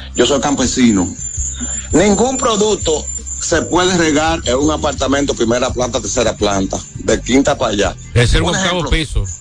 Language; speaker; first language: Spanish; native; Spanish